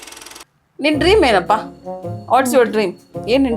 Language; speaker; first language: Kannada; native; Kannada